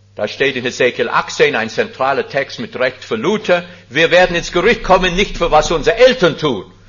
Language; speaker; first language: German; non-native, fluent; English